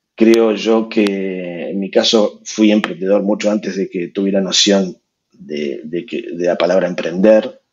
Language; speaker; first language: Spanish; native; Spanish